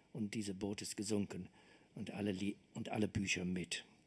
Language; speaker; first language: German; non-native, fluent; English